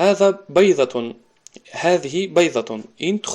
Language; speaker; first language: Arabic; non-native, fluent; Tajik